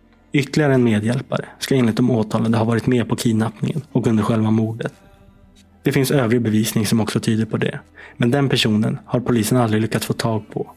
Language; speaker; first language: Swedish; native; Swedish